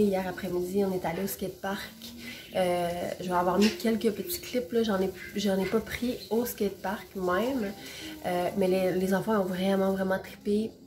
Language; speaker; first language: French; native; French